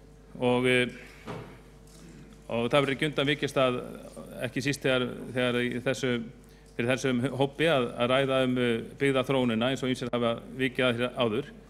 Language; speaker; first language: Icelandic; native; Icelandic